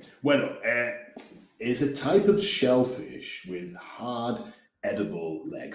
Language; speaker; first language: English; native; English